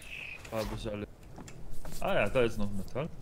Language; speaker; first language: German; non-native, learner; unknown